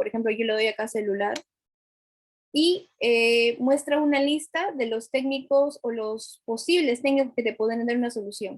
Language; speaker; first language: Spanish; native; Spanish